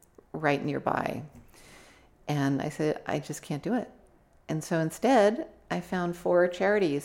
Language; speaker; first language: English; native; English